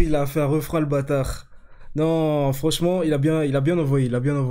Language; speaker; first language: French; native; French